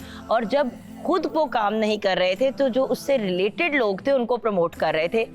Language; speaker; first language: Urdu; native; Urdu